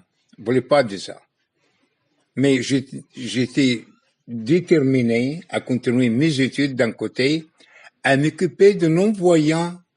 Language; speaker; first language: French; non-native, fluent; Arabic